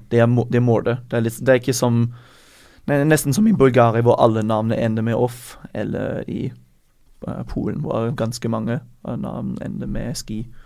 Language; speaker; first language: Norwegian; non-native, fluent; German